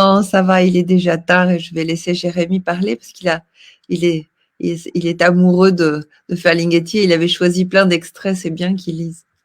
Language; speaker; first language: French; native; French